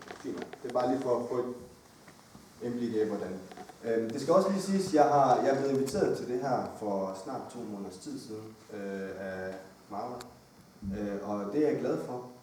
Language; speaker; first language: Danish; early bilingual, other home language; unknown